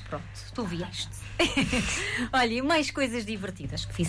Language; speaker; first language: Portuguese; native; Portuguese